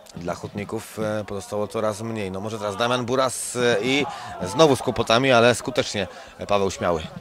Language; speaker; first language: Polish; native; Polish